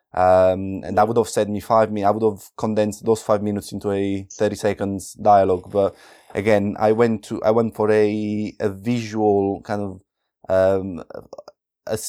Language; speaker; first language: English; non-native, fluent; Italian